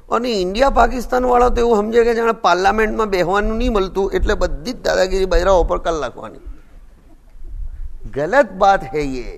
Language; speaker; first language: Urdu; non-native, local second language; Gujarati